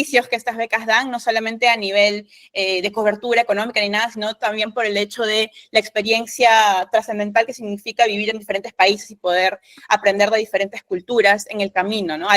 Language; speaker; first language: Spanish; native; Spanish